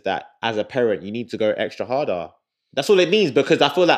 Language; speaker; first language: English; native; English